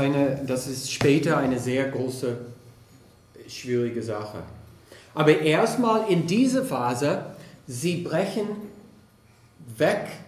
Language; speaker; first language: German; non-native, fluent; English